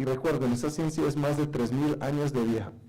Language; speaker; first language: Spanish; native; Spanish